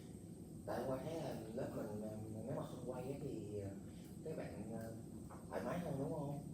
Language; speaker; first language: Vietnamese; native; Vietnamese